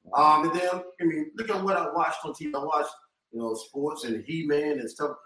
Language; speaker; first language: English; native; English